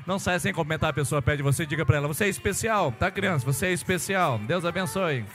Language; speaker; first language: Portuguese; native; Portuguese